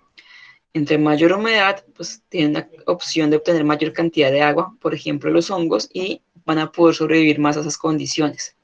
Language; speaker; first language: Spanish; native; Spanish